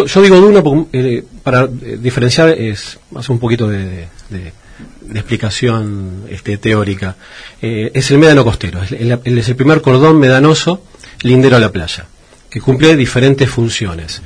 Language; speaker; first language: Spanish; native; Spanish